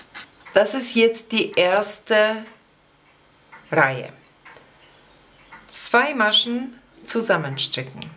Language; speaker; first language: German; non-native, fluent; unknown